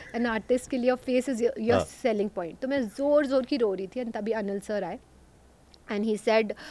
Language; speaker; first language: Hindi; native; Hindi